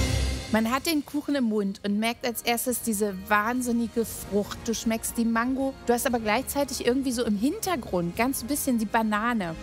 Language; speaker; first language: German; native; German